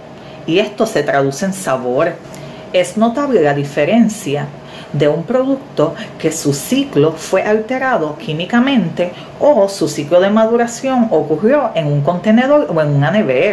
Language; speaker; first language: Spanish; native; Spanish